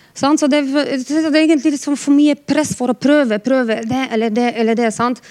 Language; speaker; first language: Norwegian; non-native, fluent; Polish